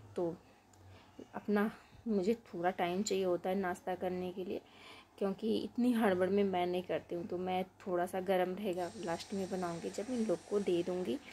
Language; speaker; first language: Hindi; native; Hindi